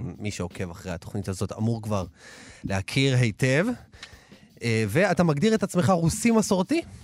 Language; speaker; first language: Hebrew; native; Hebrew